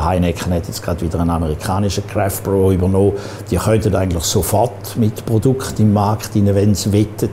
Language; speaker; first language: German; native; German